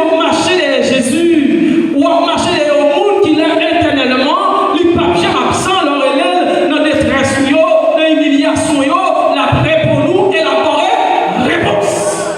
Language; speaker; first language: French; non-native, local second language; Haitian Creole